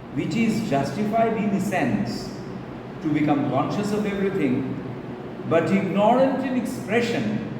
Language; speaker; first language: English; non-native, local second language; Bangla